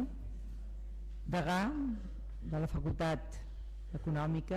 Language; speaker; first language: Catalan; native; Catalan